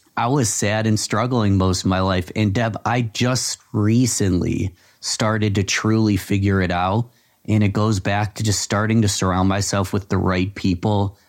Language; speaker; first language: English; native; English